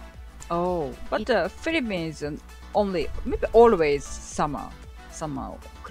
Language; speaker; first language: English; non-native, learner; Japanese